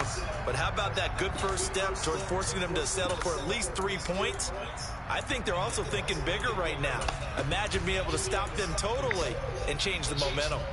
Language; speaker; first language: English; native; English